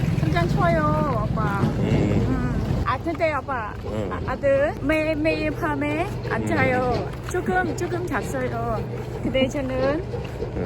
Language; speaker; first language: Korean; non-native, learner; Khmer